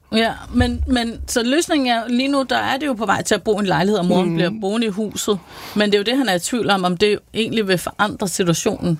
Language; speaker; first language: Danish; native; Danish